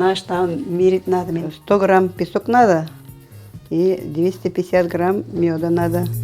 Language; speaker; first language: Russian; non-native, local second language; Tatar